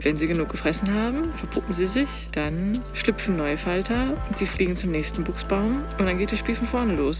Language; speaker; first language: German; native; German